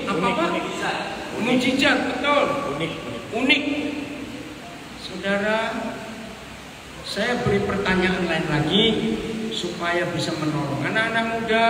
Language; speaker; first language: Indonesian; native; Indonesian